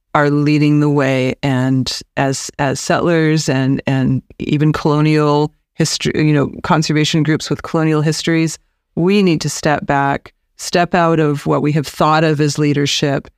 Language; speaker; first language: English; native; English